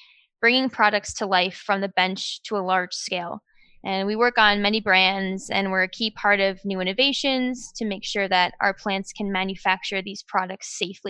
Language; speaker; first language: English; native; English